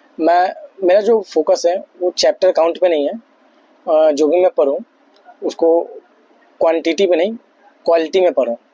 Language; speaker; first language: Hindi; native; Hindi